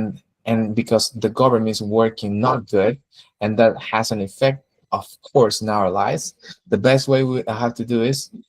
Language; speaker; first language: English; non-native, fluent; Spanish